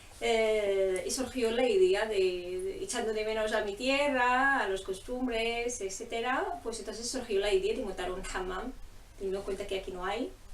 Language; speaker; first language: Spanish; non-native, fluent; Arabic